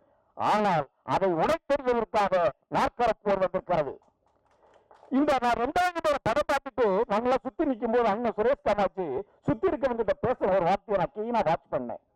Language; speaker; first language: Tamil; native; Tamil